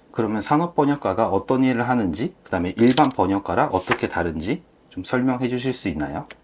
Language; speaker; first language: Korean; native; Korean